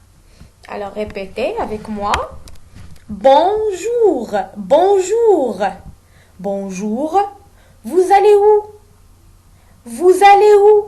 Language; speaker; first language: French; non-native, local second language; Arabic